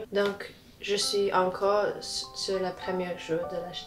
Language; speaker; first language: French; non-native, learner; English